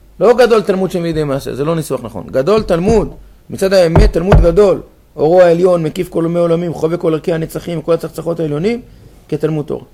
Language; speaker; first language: Hebrew; native; Hebrew